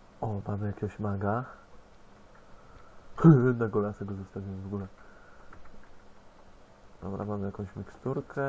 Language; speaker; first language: Polish; native; Polish